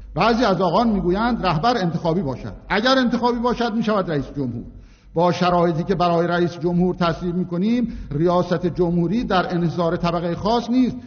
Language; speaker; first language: Persian; non-native, local second language; Azerbaijani